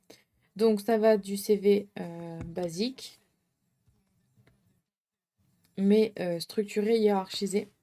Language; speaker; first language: French; native; French